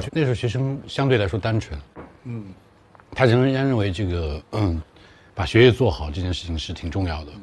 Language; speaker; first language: Chinese; native; Chinese